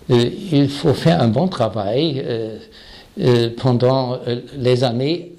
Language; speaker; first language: French; non-native, fluent; German